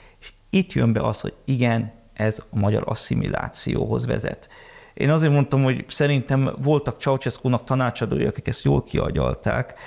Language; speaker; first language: Hungarian; early bilingual, heritage; Hungarian